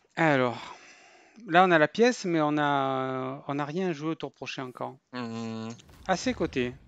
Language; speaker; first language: French; native; French